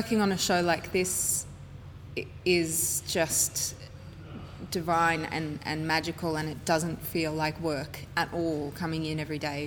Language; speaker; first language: English; native; English